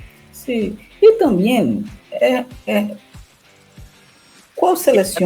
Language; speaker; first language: Spanish; non-native, learner; Portuguese